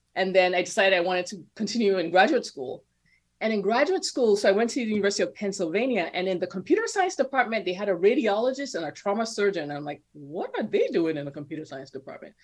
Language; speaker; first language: English; non-native, local second language; Yoruba